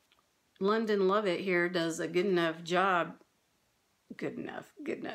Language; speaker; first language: English; native; English